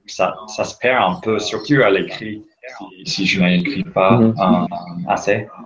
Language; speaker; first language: French; non-native, fluent; English